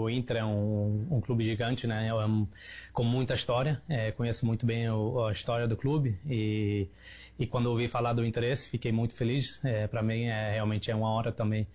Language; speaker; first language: Portuguese; native; Portuguese